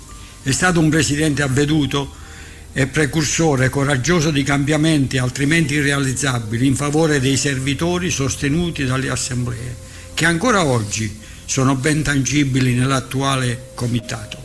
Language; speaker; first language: Italian; native; Italian